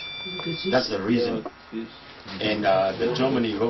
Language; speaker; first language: English; non-native, learner; Vietnamese